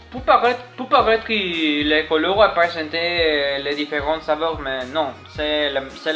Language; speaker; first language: French; non-native, learner; Spanish